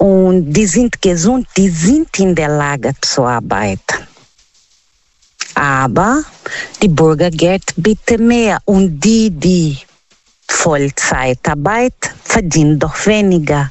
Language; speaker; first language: German; non-native, fluent; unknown